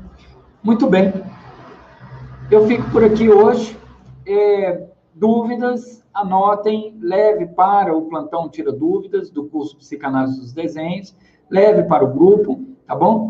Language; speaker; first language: Portuguese; native; Portuguese